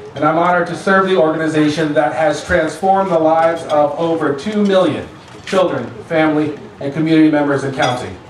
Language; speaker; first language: English; native; English